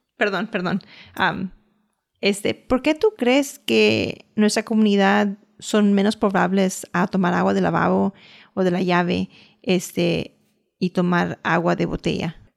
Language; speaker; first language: Spanish; early bilingual, heritage; Spanish